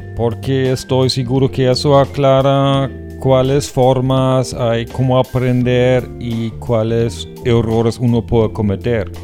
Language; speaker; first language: Spanish; non-native, fluent; German